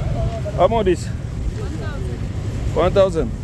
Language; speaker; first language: English; non-native, learner; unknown